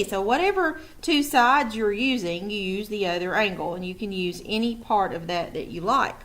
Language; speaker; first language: English; native; English